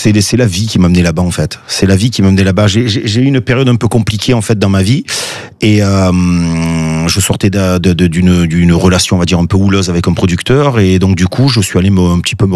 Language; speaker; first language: French; native; French